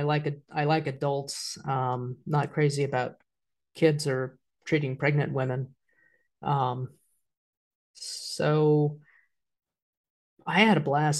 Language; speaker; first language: English; native; English